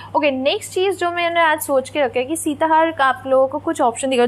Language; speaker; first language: Hindi; non-native, local second language; Bangla